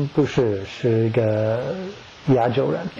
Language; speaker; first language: Chinese; non-native, learner; English